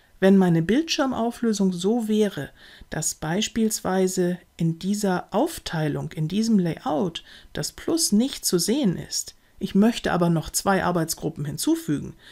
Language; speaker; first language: German; native; German